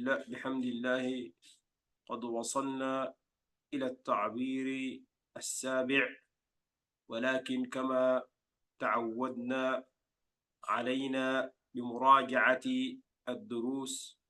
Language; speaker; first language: Arabic; non-native, fluent; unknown